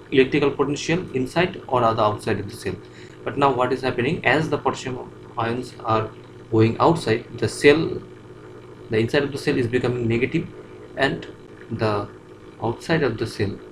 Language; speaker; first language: English; non-native, local second language; Bangla